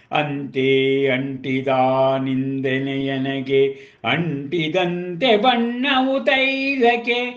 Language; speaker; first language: Kannada; native; Kannada